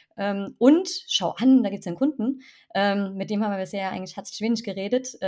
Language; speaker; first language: German; native; German